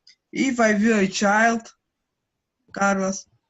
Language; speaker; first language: English; non-native, fluent; Ukrainian